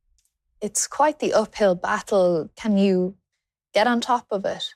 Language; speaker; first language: English; native; English